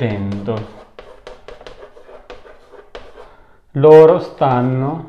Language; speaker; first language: Italian; non-native, fluent; Urdu